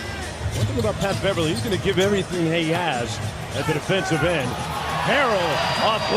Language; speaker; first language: English; native; English